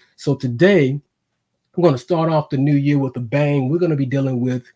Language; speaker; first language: English; native; English